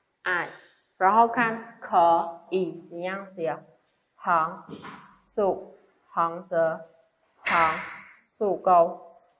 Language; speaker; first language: Chinese; non-native, fluent; Khmer